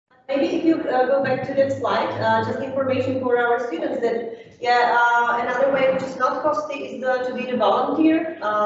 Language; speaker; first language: English; non-native, fluent; Czech